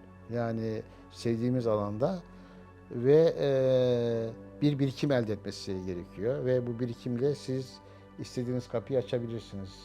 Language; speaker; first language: Turkish; native; Turkish